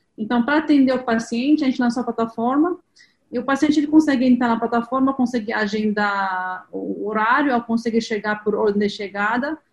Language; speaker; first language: Portuguese; non-native, fluent; Arabic